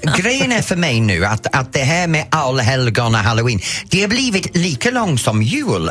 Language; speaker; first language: Swedish; non-native, fluent; English